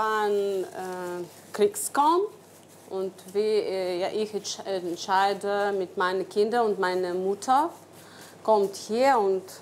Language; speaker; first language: German; non-native, learner; Ukrainian